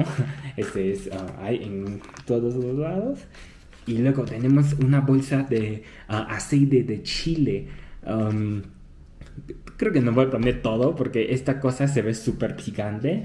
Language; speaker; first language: Spanish; non-native, fluent; Chinese